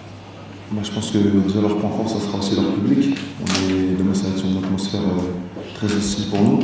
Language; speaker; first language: French; native; French